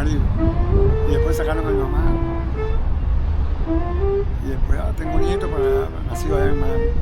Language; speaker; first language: Spanish; native; Spanish